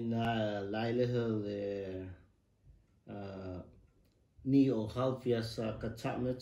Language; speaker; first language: Danish; non-native, learner; Cebuano